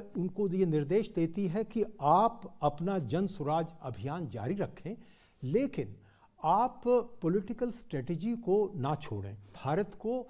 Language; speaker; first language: Hindi; native; Hindi